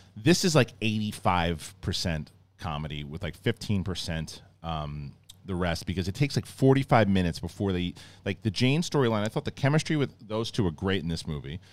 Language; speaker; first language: English; native; English